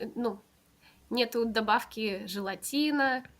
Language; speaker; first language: Russian; early bilingual, heritage; Russian